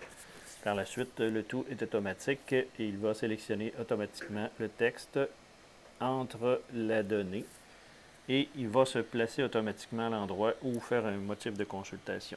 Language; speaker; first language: French; native; French